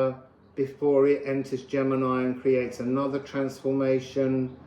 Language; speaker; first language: English; native; English